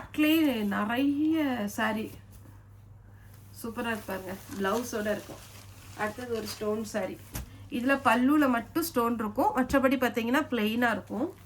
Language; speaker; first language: Tamil; native; Tamil